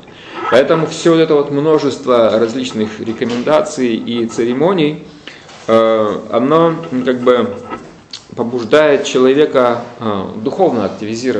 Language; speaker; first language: Russian; native; Russian